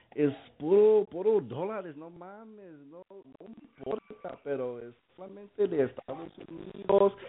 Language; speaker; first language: Spanish; non-native, learner; English